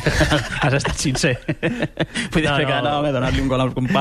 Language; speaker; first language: Catalan; native; Catalan